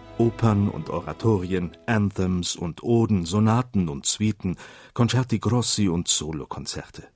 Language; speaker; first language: German; native; German